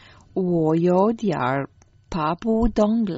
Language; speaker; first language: Chinese; non-native, learner; Croatian